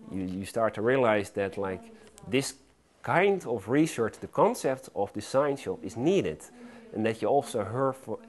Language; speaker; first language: English; non-native, fluent; Dutch